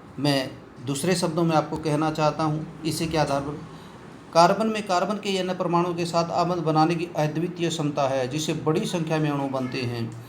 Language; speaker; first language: Hindi; native; Hindi